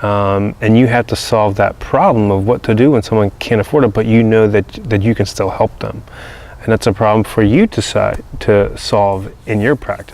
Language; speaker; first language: English; native; English